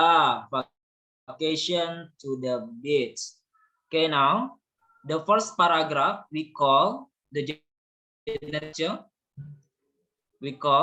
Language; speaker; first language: English; non-native, learner; Indonesian